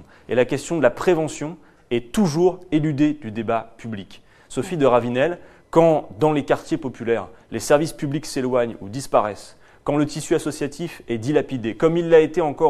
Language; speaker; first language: French; native; French